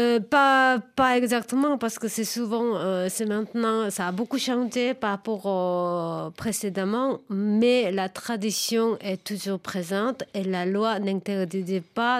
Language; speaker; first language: French; non-native, fluent; Korean